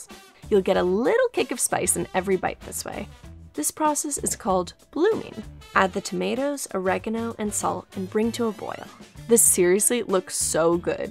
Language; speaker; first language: English; native; English